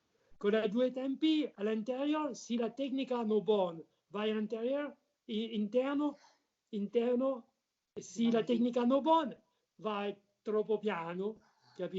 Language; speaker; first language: Italian; non-native, learner; French